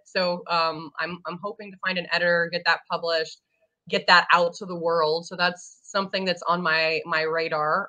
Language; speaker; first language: English; native; English